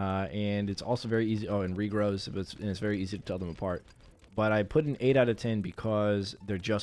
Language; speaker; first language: English; native; English